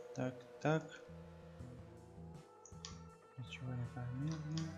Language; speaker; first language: Russian; non-native, learner; Spanish